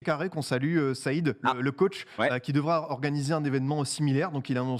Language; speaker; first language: French; native; French